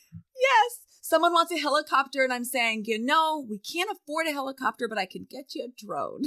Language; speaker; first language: English; native; English